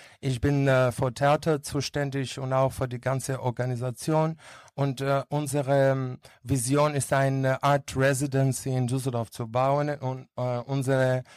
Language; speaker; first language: German; non-native, learner; Greek